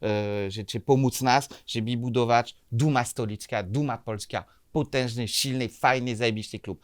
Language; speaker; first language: Polish; non-native, learner; French